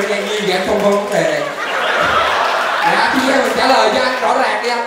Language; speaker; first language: Vietnamese; native; Vietnamese